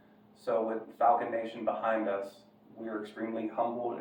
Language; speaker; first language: English; native; English